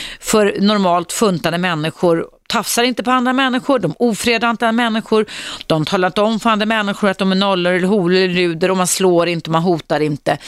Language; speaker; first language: Swedish; native; Swedish